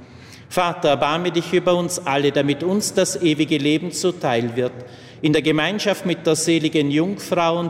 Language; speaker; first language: German; native; German